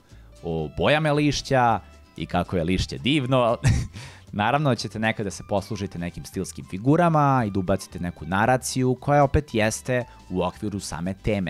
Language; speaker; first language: Serbian; native; Serbian